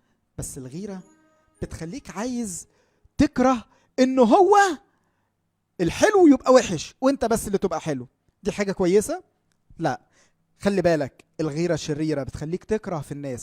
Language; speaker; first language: Arabic; native; Arabic